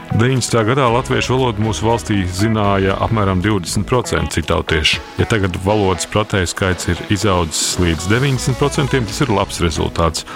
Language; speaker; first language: Latvian; native; Latvian